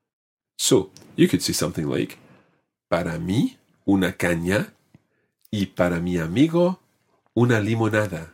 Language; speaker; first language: Spanish; non-native, fluent; English